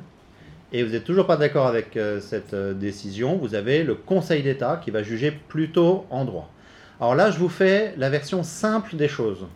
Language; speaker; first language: French; native; French